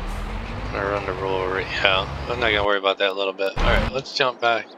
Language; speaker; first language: English; native; English